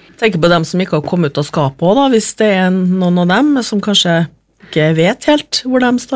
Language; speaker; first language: Norwegian; native; Norwegian